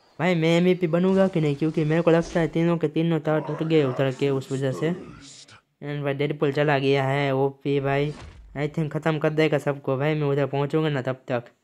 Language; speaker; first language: Hindi; non-native, local second language; Gujarati